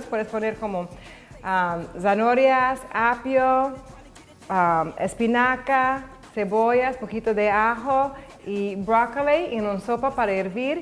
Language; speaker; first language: Spanish; non-native, learner; English